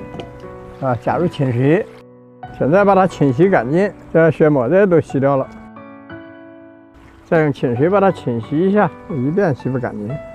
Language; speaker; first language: Chinese; native; Chinese